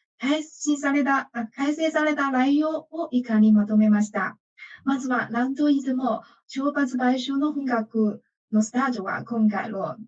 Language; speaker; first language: Japanese; non-native, fluent; Chinese